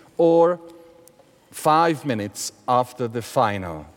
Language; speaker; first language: English; non-native, fluent; Hungarian